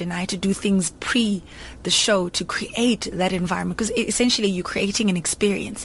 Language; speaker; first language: English; non-native, local second language; Zulu